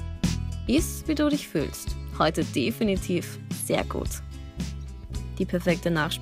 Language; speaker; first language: German; native; German